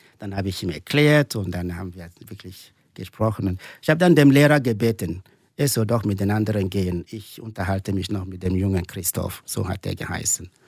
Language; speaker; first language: German; non-native, fluent; Igbo